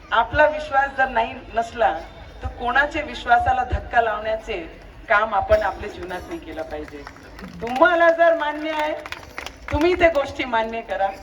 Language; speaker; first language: Marathi; non-native, local second language; Punjabi